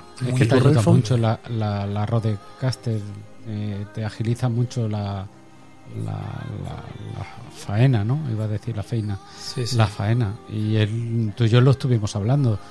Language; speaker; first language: Spanish; native; Spanish